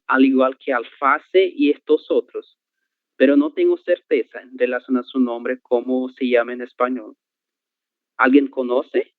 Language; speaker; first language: Spanish; non-native, fluent; Portuguese